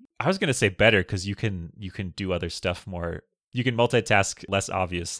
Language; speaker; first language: English; native; English